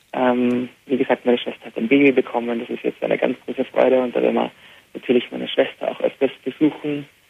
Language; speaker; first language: German; early bilingual, heritage; Arabic